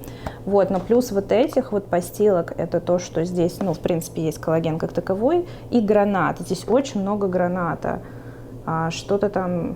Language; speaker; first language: Russian; native; Russian